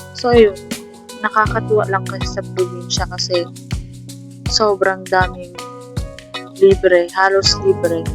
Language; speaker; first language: Filipino; non-native, local second language; Cebuano